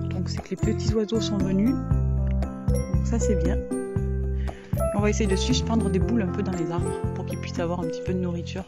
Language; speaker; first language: French; native; French